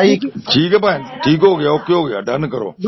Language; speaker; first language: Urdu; non-native, local second language; Punjabi